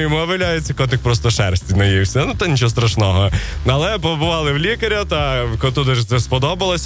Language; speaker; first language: Ukrainian; native; Ukrainian